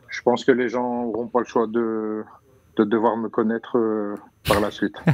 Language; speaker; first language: French; native; French